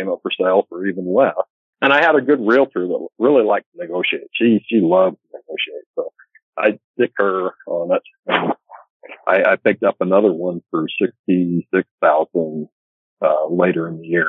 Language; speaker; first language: English; native; English